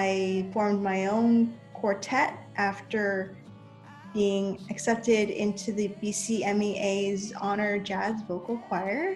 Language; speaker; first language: English; native; English